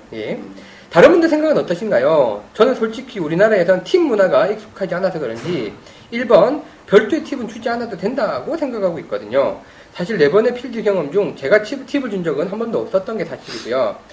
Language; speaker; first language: Korean; native; Korean